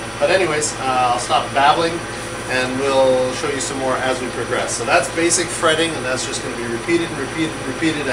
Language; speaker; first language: English; native; English